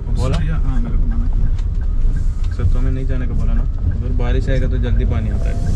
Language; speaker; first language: Hindi; non-native, local second language; Malayalam